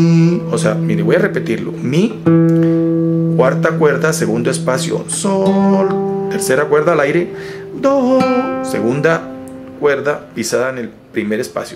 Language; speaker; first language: Spanish; native; Spanish